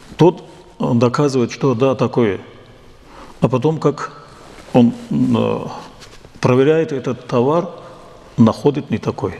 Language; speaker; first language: Russian; non-native, local second language; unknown